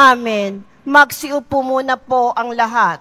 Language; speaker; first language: Filipino; native; Filipino